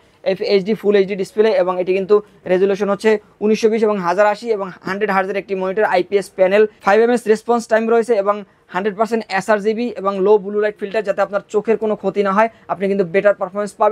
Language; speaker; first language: Bangla; native; Bangla